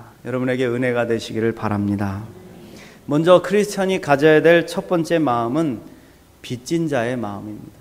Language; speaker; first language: Korean; native; Korean